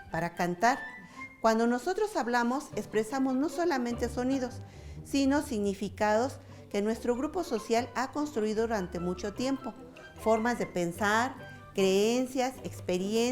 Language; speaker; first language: Spanish; native; Spanish